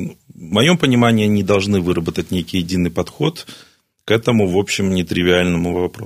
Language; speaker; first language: Russian; native; Russian